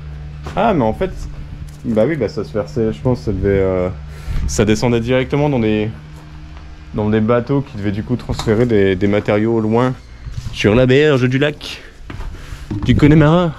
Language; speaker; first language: French; native; French